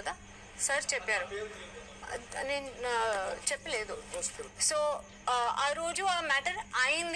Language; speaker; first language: Telugu; non-native, learner; Hindi